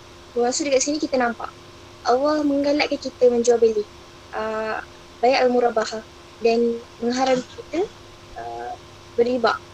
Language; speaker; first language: Malay; native; Malay